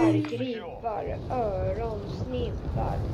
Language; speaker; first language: Swedish; early bilingual, other home language; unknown